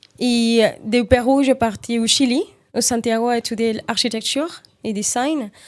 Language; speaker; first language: French; non-native, fluent; Spanish